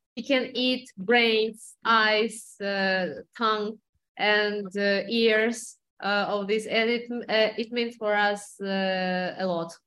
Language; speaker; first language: English; non-native, fluent; Russian